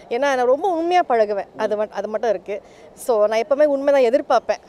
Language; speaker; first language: Tamil; early bilingual, other home language; English